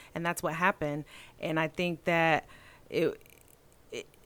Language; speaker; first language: English; native; English